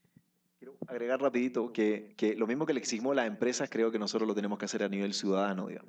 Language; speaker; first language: Spanish; native; Spanish